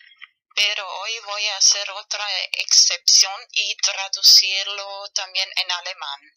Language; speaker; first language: Spanish; non-native, fluent; German